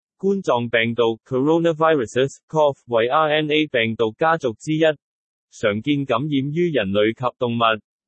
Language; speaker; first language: Chinese; non-native, local second language; Cantonese